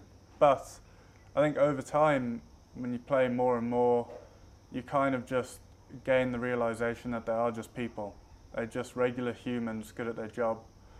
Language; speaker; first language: English; native; English